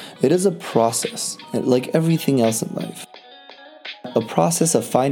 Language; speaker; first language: English; native; English